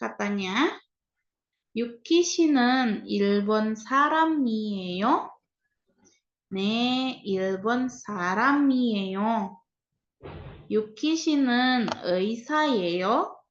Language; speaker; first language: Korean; non-native, fluent; Indonesian